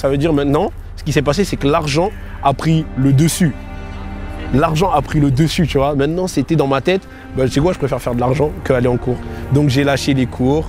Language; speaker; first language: French; native; French